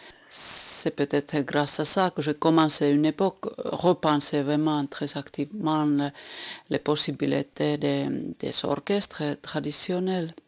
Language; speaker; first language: French; non-native, fluent; Finnish